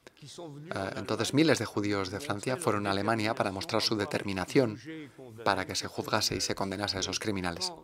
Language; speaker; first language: Spanish; non-native, fluent; German